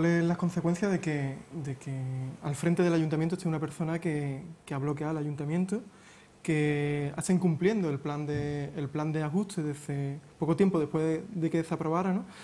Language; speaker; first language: Spanish; native; Spanish